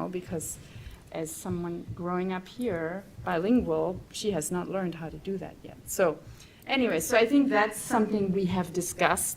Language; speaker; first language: English; non-native, fluent; German